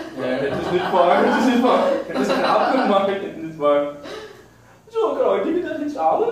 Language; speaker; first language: Dutch; non-native, learner; Portuguese